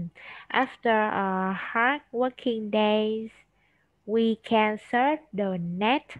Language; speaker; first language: English; non-native, fluent; Vietnamese